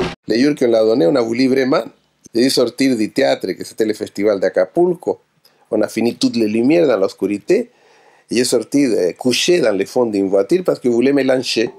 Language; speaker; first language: French; non-native, fluent; Spanish